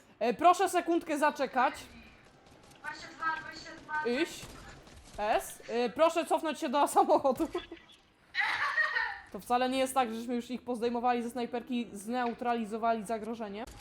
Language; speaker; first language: Polish; native; Polish